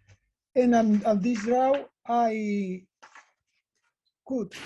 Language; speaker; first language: English; non-native, learner; Spanish